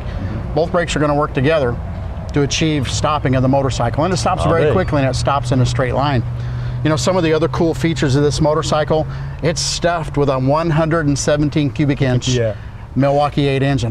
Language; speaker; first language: English; native; English